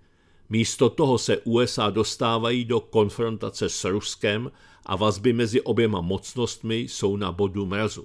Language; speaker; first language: Czech; native; Czech